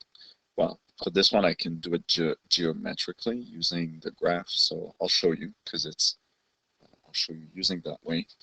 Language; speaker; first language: English; native; English